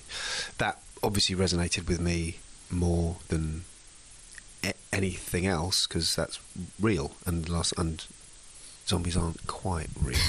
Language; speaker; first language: English; native; English